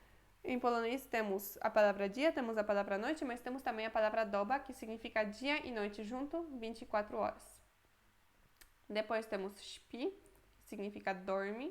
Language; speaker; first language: Portuguese; non-native, fluent; Polish